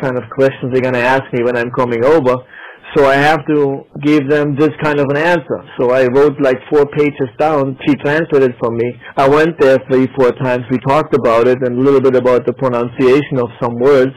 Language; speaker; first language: English; non-native, fluent; German